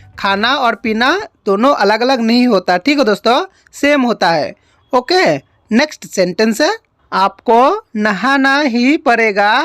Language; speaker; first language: Hindi; native; Hindi